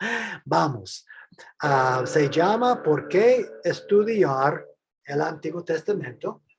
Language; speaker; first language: Spanish; non-native, fluent; English